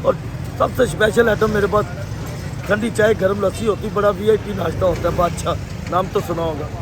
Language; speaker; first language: Urdu; non-native, local second language; Punjabi